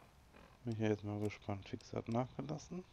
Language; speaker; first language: German; native; German